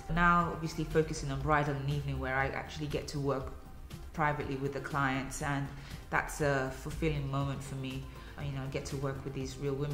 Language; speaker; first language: English; early bilingual, other home language; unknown